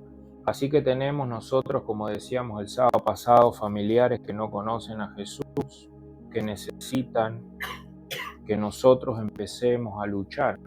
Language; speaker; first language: Spanish; native; Spanish